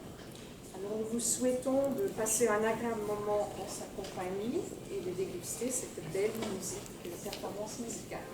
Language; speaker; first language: French; native; French